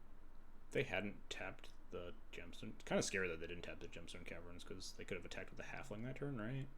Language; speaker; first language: English; native; English